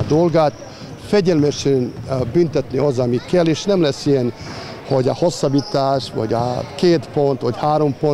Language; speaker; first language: Hungarian; non-native, learner; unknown